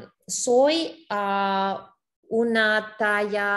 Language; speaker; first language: Spanish; non-native, learner; English